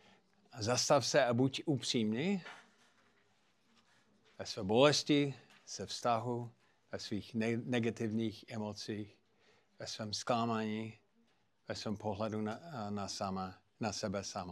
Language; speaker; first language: Czech; non-native, fluent; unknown